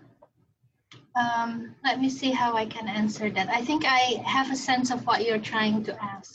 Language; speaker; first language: English; non-native, fluent; Indonesian